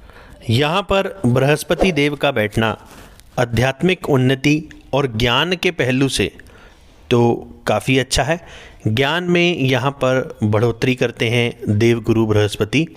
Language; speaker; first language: Hindi; native; Hindi